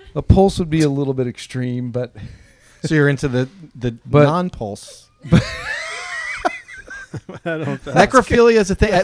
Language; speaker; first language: English; native; English